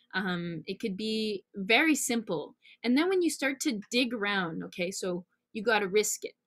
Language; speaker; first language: English; native; English